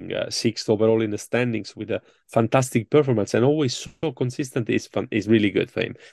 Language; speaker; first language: English; non-native, fluent; Italian